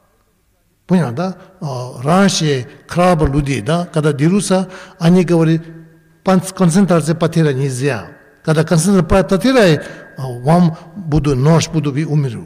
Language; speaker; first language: Russian; non-native, learner; Tibetan